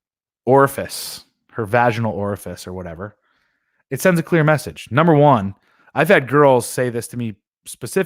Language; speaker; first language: English; native; English